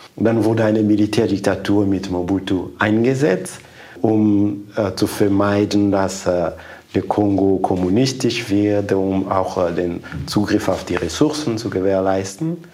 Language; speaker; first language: German; non-native, fluent; Lingala